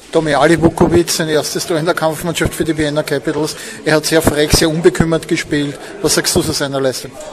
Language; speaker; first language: German; native; German